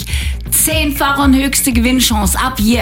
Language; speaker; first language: German; native; German